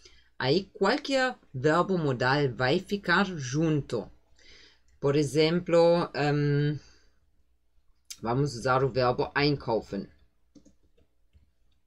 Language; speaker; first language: Portuguese; non-native, fluent; German